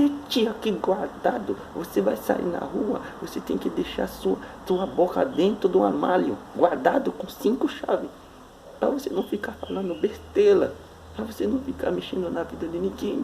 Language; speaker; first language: Portuguese; non-native, fluent; Haitian Creole